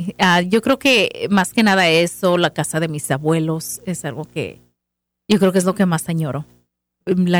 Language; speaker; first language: Spanish; native; Spanish